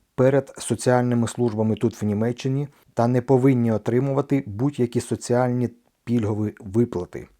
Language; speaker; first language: Ukrainian; native; Ukrainian